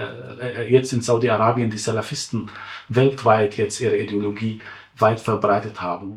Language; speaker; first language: German; non-native, fluent; Arabic